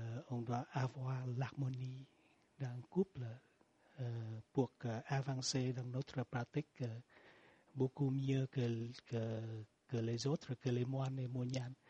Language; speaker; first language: French; non-native, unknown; Vietnamese